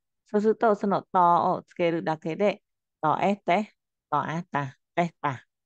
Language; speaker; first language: Japanese; non-native, fluent; Khmer